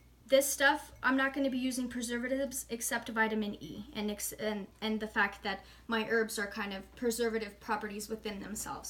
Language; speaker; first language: English; native; English